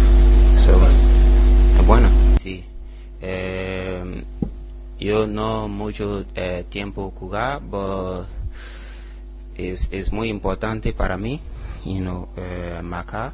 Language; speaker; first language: Spanish; non-native, learner; English